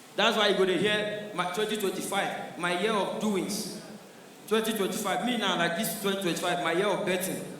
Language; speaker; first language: Nigerian Pidgin; non-native, local second language; Igbo